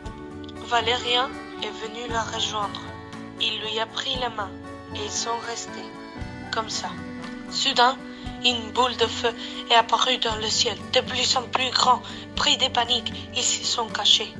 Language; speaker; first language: French; non-native, learner; Spanish